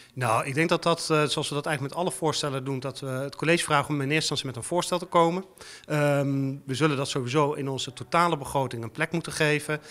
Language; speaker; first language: Dutch; native; Dutch